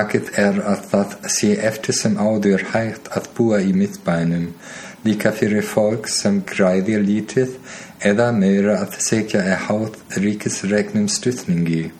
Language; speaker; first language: Icelandic; non-native, learner; German